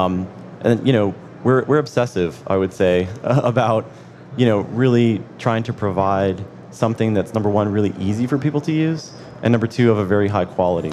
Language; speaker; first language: English; native; English